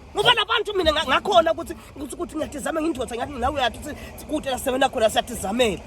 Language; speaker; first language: Zulu; non-native, local second language; Swati